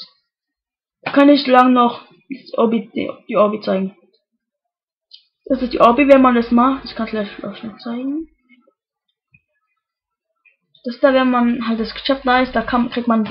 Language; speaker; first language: German; native; German